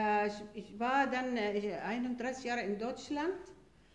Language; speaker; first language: German; non-native, fluent; Arabic